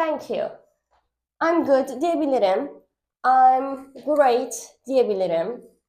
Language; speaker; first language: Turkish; non-native, fluent; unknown